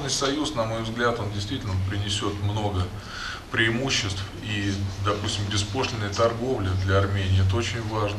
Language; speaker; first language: Russian; native; Russian